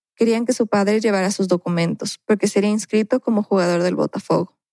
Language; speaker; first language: Spanish; native; Spanish